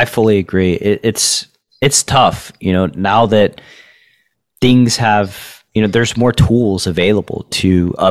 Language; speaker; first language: English; native; English